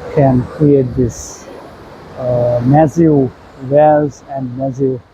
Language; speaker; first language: English; non-native, local second language; Tamil